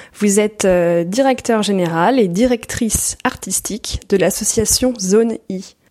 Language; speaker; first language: French; native; French